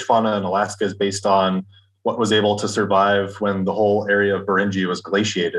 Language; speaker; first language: English; native; English